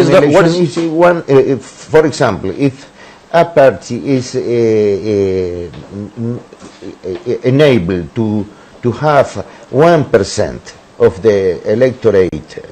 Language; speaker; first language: English; non-native, learner; Spanish